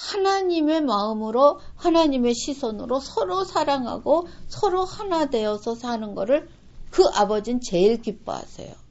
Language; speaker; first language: Korean; native; Korean